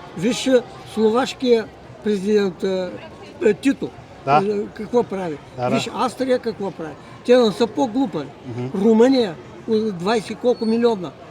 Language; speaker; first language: Bulgarian; native; Bulgarian